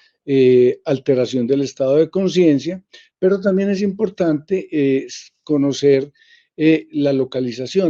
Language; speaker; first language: Spanish; native; Spanish